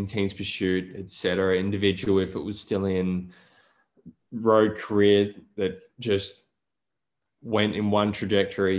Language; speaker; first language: English; native; English